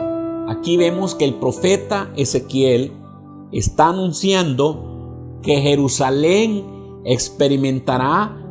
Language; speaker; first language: Spanish; native; Spanish